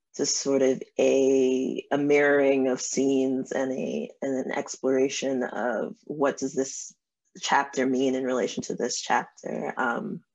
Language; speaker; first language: English; native; English